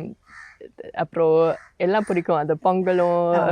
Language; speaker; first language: Tamil; non-native, learner; German